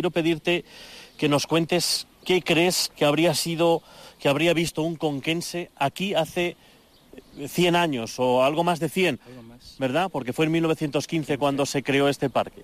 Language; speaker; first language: Spanish; native; Spanish